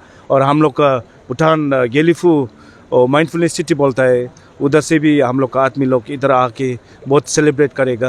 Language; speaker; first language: Hindi; non-native, fluent; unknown